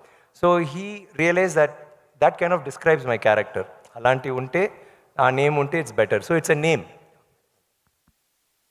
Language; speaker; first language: Telugu; non-native, learner; Tamil